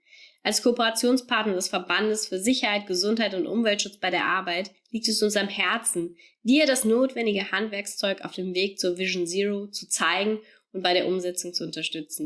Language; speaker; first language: German; native; German